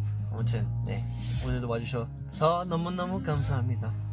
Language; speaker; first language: Korean; early bilingual, heritage; Korean